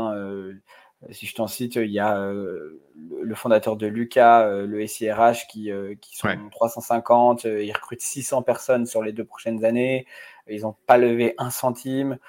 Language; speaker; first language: French; native; French